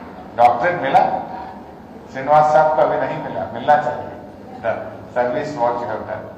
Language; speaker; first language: Hindi; non-native, local second language; Telugu